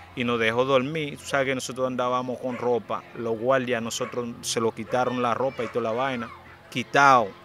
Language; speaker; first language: Spanish; non-native, fluent; Haitian Creole